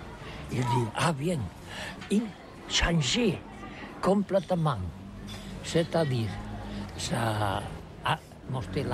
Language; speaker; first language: French; non-native, learner; Catalan